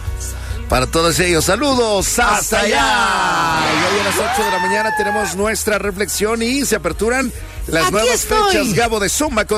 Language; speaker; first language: Spanish; native; Spanish